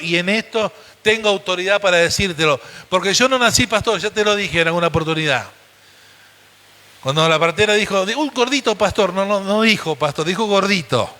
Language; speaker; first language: Spanish; native; Spanish